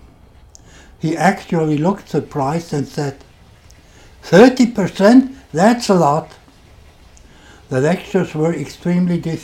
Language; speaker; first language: English; non-native, fluent; German